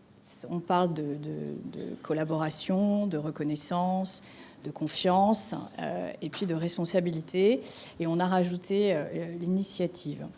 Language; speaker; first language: French; native; French